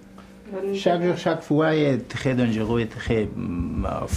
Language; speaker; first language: French; non-native, learner; Persian